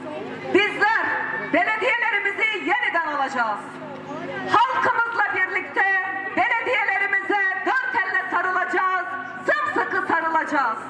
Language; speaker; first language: Turkish; native; Turkish